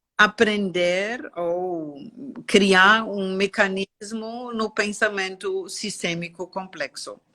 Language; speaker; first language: Portuguese; non-native, learner; German